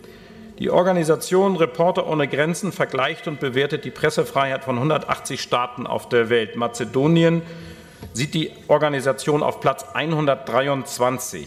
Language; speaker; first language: German; native; German